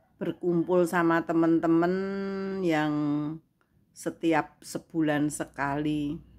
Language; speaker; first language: Indonesian; non-native, local second language; Javanese